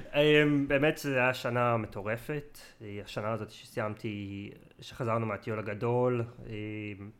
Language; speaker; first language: Hebrew; native; Hebrew